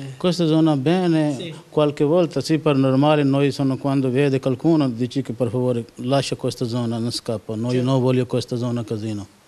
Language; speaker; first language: Italian; non-native, learner; Urdu